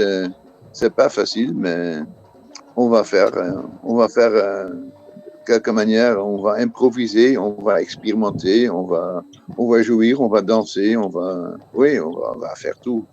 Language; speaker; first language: French; non-native, fluent; Dutch